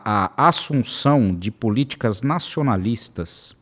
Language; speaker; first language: Portuguese; native; Portuguese